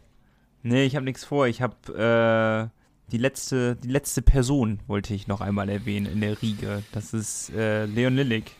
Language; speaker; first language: German; native; German